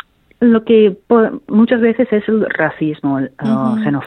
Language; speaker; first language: Spanish; non-native, fluent; English